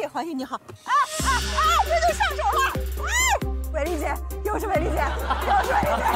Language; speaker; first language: Chinese; native; Chinese